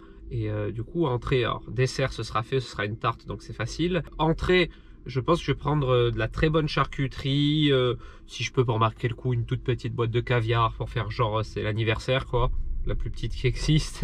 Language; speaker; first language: French; native; French